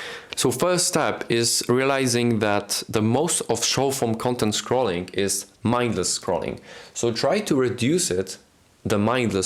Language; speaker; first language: English; non-native, fluent; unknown